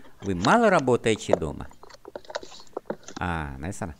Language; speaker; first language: Russian; non-native, fluent; Vietnamese